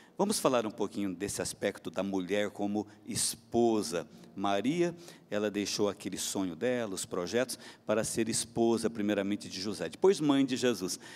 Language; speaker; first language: Portuguese; native; Portuguese